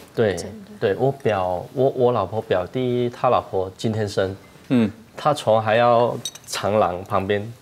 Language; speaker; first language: Chinese; non-native, fluent; Cantonese